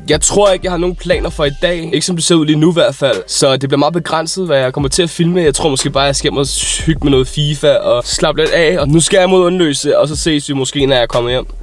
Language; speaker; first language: Danish; native; Danish